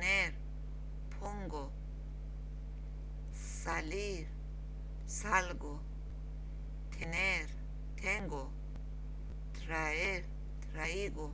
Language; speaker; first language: Spanish; non-native, learner; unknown